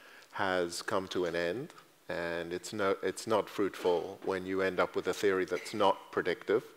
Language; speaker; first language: English; native; English